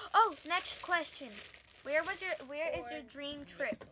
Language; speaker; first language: English; native; English